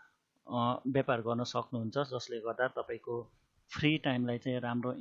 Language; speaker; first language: Nepali; native; Nepali